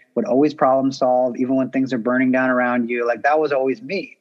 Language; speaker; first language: English; native; English